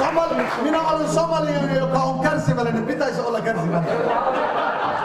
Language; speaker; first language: Finnish; non-native, fluent; Somali